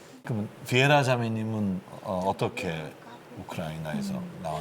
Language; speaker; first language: Korean; native; Korean